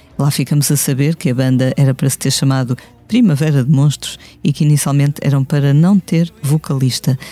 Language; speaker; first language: Portuguese; native; Portuguese